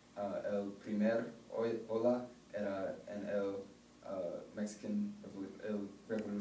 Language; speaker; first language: Spanish; non-native, learner; English